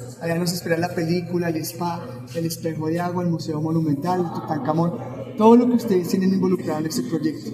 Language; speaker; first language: Spanish; native; Spanish